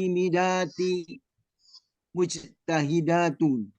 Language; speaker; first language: Arabic; non-native, learner; Indonesian